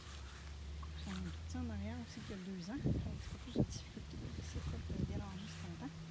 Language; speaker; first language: French; native; French